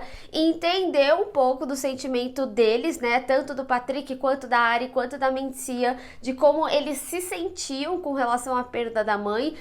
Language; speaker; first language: Portuguese; native; Portuguese